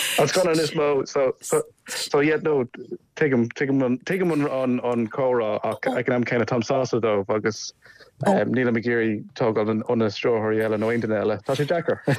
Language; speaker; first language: Irish; native; Irish